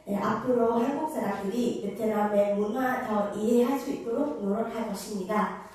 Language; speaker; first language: Korean; non-native, fluent; Vietnamese